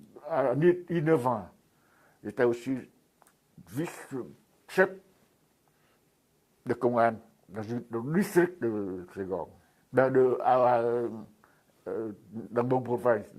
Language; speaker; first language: French; non-native, fluent; Vietnamese